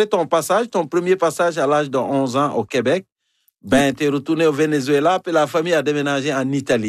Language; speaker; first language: French; native; French